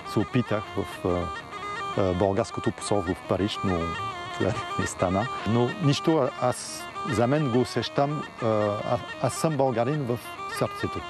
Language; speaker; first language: Bulgarian; non-native, fluent; French